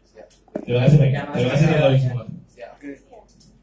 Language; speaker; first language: Indonesian; native; Indonesian